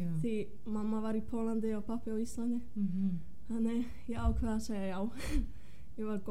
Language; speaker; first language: Icelandic; non-native, fluent; Polish